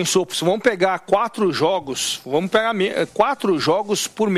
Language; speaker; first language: Portuguese; native; Portuguese